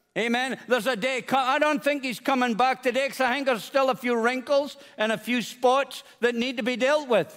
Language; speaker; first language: English; native; English